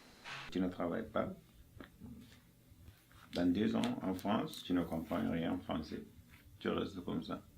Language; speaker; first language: French; non-native, learner; Arabic